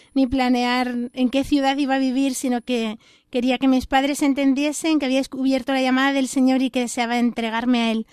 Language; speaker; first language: Spanish; native; Spanish